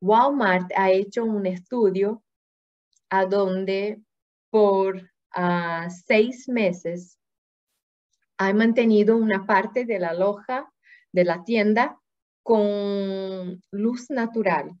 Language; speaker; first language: Spanish; non-native, fluent; Portuguese